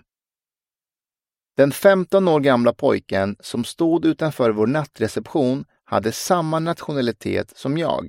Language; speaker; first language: Swedish; early bilingual, other home language; Persian